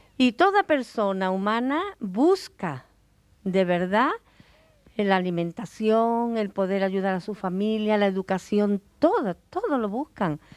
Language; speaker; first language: Spanish; native; Spanish